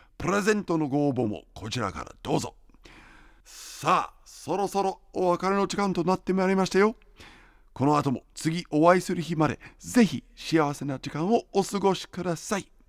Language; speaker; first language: Japanese; non-native, fluent; English